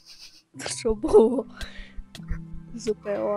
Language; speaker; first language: Czech; non-native, local second language; Slovak